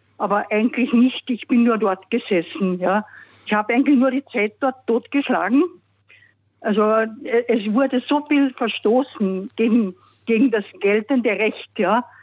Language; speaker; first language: German; non-native, local second language; Slovenian